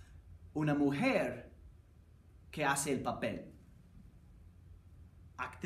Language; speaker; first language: Spanish; non-native, fluent; English